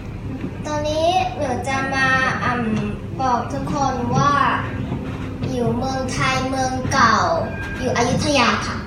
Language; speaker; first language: Thai; early bilingual, heritage; Thai